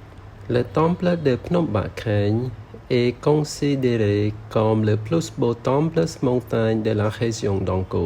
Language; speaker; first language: French; non-native, learner; Khmer